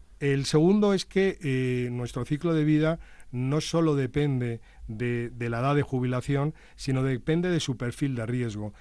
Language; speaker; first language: Spanish; native; Spanish